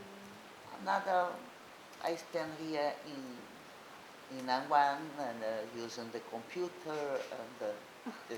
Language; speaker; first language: English; non-native, learner; Portuguese